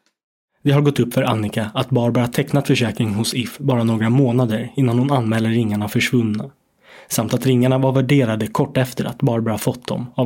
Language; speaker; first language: Swedish; native; Swedish